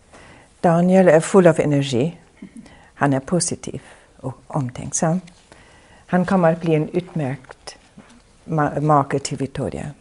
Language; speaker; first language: Swedish; non-native, fluent; German